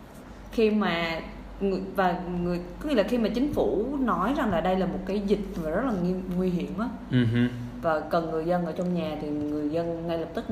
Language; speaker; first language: Vietnamese; native; Vietnamese